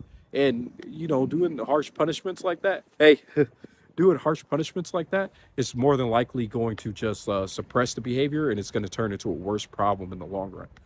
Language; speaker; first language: English; native; English